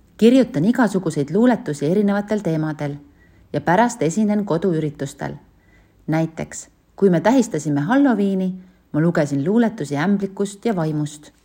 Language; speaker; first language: Estonian; non-native, local second language; Russian